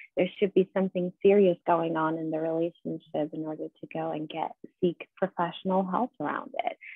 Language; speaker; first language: English; non-native, fluent; Persian